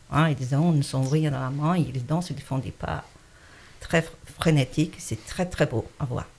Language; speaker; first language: French; non-native, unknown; Portuguese